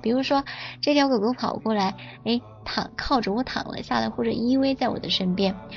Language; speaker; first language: Chinese; native; Chinese